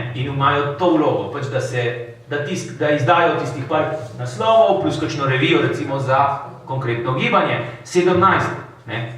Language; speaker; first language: Slovenian; early bilingual, heritage; Slovenian